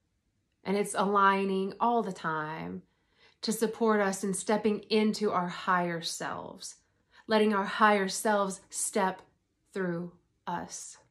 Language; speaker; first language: English; native; English